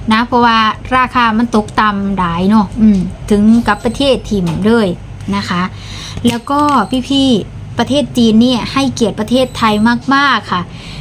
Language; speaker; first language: Thai; non-native, local second language; Lao